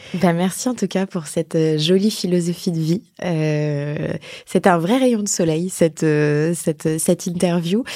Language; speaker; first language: French; native; French